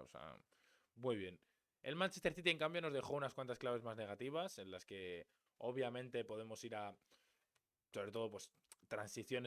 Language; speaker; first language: Spanish; native; Spanish